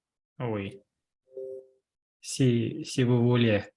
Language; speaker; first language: French; non-native, learner; Russian